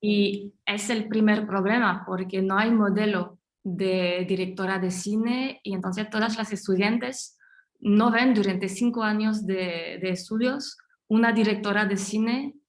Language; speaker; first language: Spanish; non-native, fluent; French